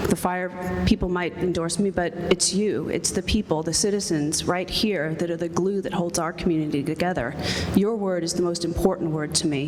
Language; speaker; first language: English; native; English